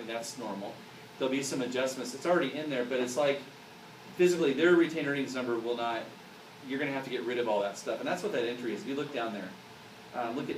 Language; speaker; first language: English; native; English